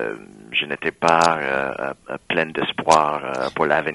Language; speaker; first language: French; non-native, fluent; English